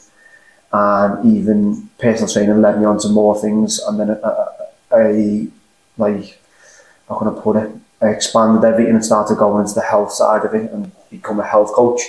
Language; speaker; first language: English; native; English